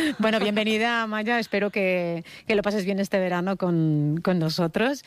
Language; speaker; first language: Spanish; native; Spanish